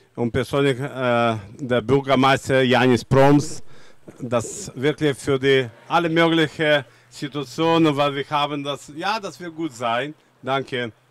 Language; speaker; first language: German; non-native, learner; Russian